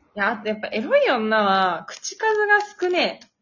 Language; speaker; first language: Japanese; non-native, fluent; Chinese